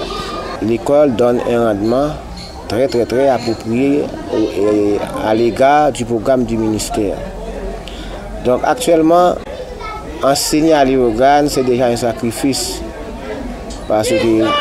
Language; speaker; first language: French; non-native, local second language; Haitian Creole